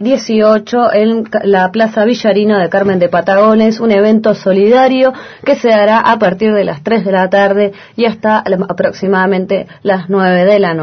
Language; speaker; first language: Spanish; native; Spanish